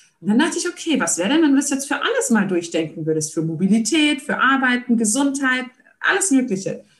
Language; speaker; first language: German; early bilingual, other home language; Turkish